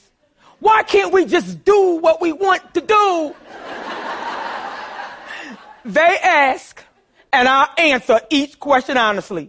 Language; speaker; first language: English; native; English